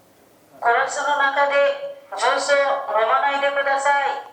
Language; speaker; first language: Japanese; non-native, learner; Bangla